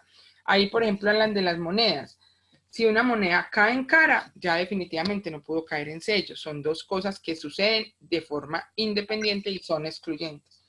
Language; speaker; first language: Spanish; native; Spanish